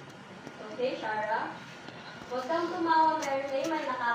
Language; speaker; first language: Filipino; native; Filipino